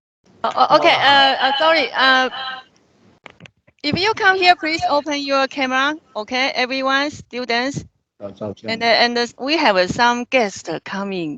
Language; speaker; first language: English; non-native, fluent; Chinese